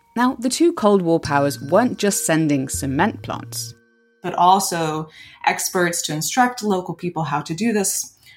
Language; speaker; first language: English; early bilingual, other home language; Lithuanian